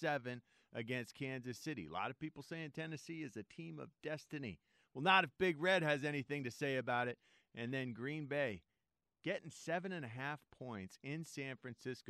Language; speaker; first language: English; native; English